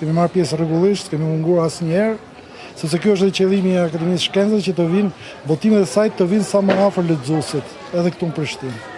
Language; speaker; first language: Albanian; native; Albanian